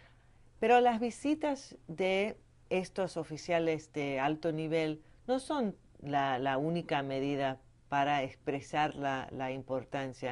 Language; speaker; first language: Spanish; non-native, fluent; English